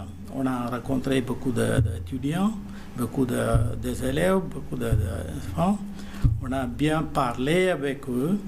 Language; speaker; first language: French; non-native, learner; Malayalam